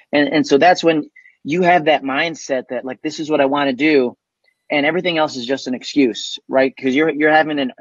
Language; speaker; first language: English; native; English